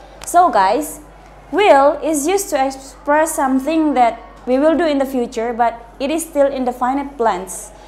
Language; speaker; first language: English; non-native, fluent; Indonesian